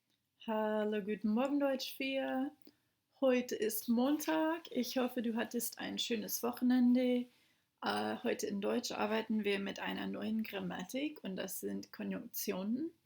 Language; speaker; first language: German; non-native, fluent; English